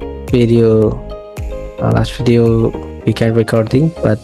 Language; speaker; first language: English; non-native, learner; Indonesian